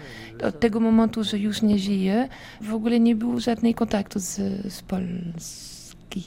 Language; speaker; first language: Polish; non-native, learner; French